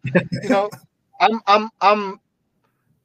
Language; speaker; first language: English; native; English